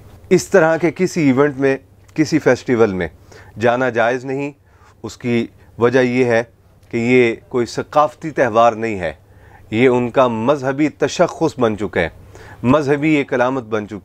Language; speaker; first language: Urdu; native; Urdu